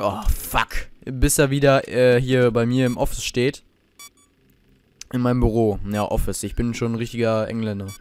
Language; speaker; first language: German; native; German